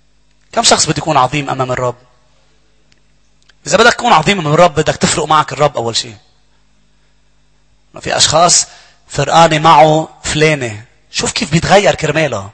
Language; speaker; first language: Arabic; native; Arabic